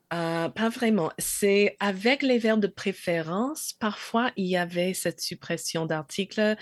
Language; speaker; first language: French; non-native, fluent; English